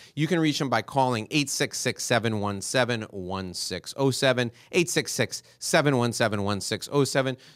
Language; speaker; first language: English; native; English